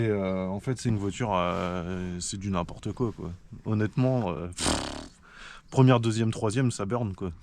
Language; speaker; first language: French; native; French